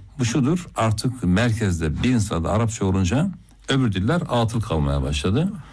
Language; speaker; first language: Turkish; native; Turkish